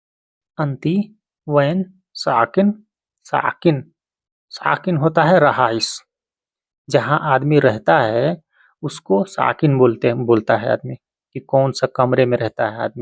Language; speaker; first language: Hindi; native; Hindi